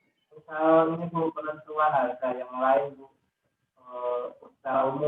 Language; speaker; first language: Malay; non-native, local second language; Javanese